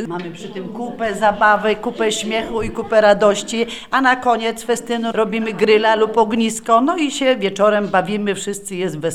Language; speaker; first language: Polish; native; Polish